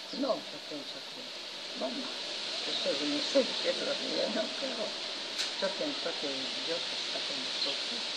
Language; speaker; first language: Spanish; non-native, fluent; French